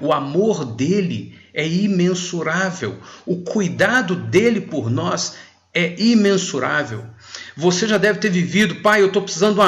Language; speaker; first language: Portuguese; native; Portuguese